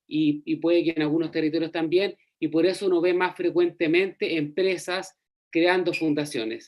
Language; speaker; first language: Spanish; native; Spanish